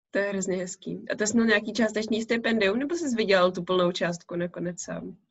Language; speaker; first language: Czech; native; Czech